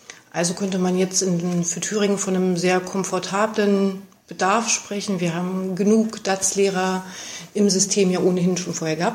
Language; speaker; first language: German; native; German